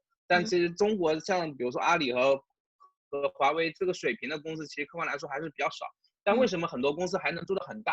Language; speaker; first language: Chinese; native; Chinese